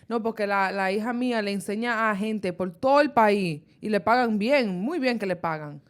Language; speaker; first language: Spanish; early bilingual, heritage; Spanish